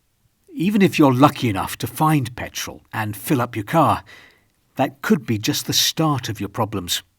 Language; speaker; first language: English; native; English